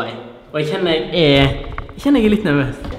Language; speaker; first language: Norwegian; native; Norwegian